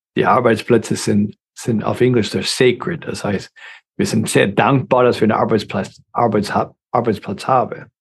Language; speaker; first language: German; non-native, fluent; English